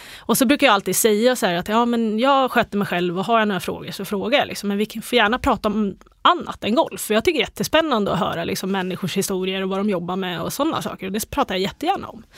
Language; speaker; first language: Swedish; native; Swedish